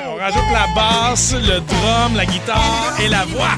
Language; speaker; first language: French; native; French